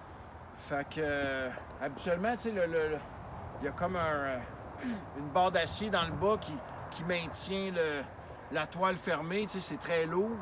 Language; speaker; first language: French; native; French